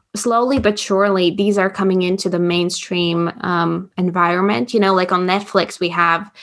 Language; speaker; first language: English; non-native, fluent; Latvian